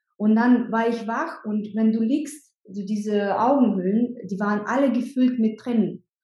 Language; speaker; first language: German; non-native, fluent; Russian